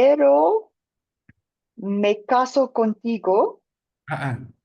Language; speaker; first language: Spanish; non-native, learner; English